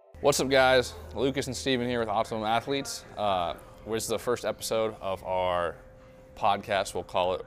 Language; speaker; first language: English; native; English